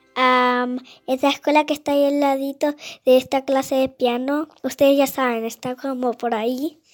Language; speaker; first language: Spanish; early bilingual, heritage; Spanish